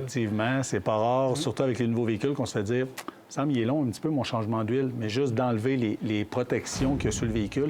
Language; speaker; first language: French; native; French